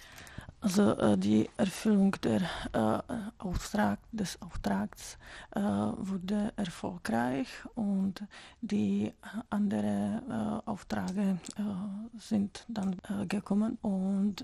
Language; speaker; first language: German; non-native, fluent; Czech